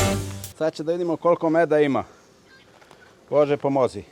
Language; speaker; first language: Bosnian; early bilingual, heritage; Serbian